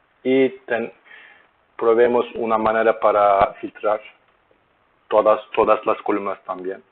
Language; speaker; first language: Spanish; non-native, learner; Turkish